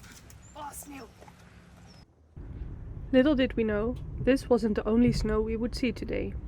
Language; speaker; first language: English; non-native, fluent; Dutch